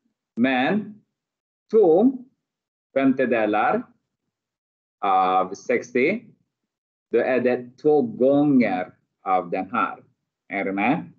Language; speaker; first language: Swedish; non-native, fluent; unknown